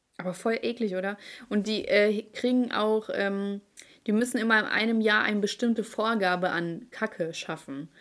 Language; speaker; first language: German; early bilingual, other home language; Ukrainian